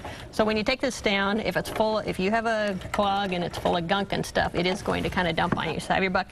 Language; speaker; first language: English; native; English